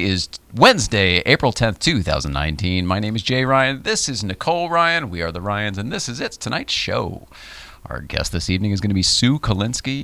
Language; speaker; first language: English; native; English